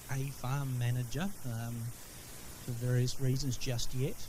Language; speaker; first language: English; native; English